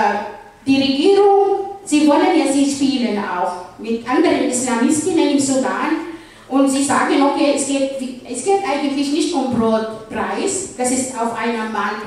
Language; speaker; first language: German; non-native, fluent; Arabic